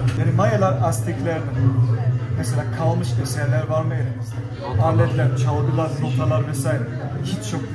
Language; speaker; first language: Turkish; early bilingual, heritage; German